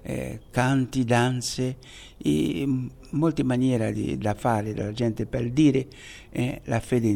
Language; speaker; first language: Italian; non-native, fluent; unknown